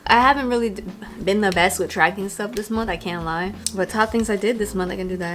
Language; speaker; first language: English; native; English